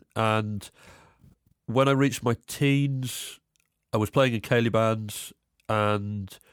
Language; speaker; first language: English; native; English